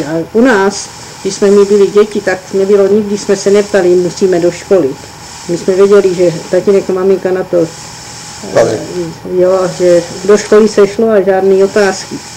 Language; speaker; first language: Czech; early bilingual, heritage; Czech